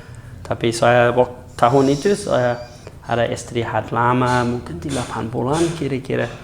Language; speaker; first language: Indonesian; non-native, learner; English